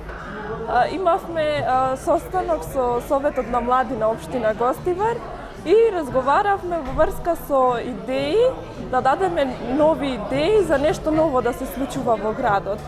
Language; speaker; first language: Macedonian; non-native, local second language; Albanian